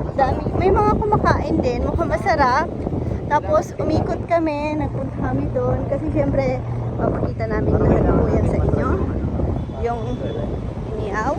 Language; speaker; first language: Filipino; native; Filipino